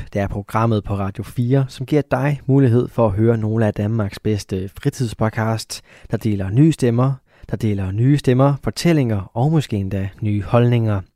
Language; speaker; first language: Danish; native; Danish